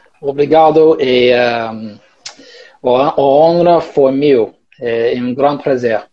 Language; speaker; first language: Portuguese; non-native, learner; English